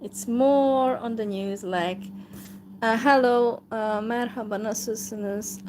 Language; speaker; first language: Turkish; non-native, fluent; Hungarian